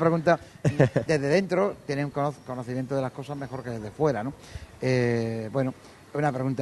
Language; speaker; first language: Spanish; native; Spanish